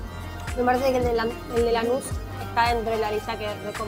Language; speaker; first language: Spanish; native; Spanish